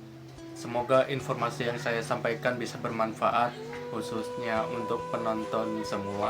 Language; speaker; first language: Indonesian; native; Indonesian